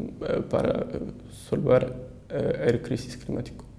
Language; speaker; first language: Spanish; non-native, learner; French